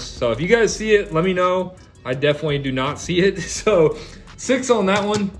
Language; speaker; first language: English; native; English